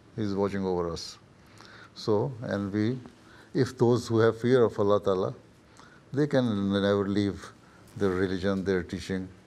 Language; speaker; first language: English; non-native, local second language; Urdu